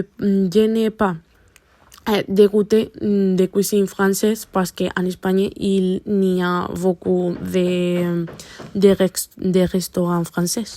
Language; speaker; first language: French; non-native, learner; Spanish